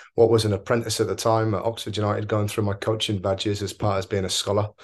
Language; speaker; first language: English; native; English